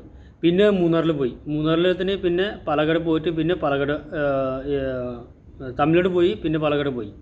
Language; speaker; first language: Malayalam; non-native, learner; Assamese